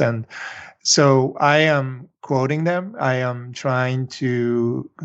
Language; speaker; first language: English; non-native, fluent; Japanese